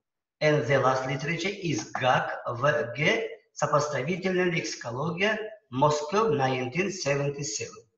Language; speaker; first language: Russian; non-native, local second language; Uzbek